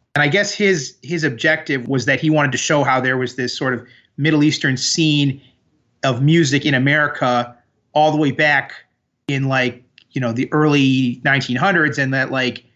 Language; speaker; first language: English; early bilingual, other home language; Armenian